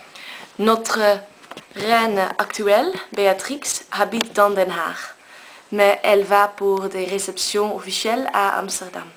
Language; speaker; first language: French; non-native, learner; Dutch